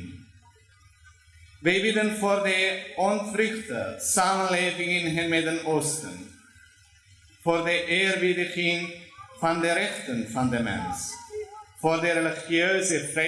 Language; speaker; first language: Dutch; non-native, fluent; Turoyo